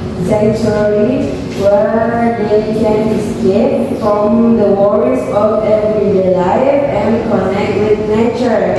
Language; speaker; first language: English; non-native, learner; Indonesian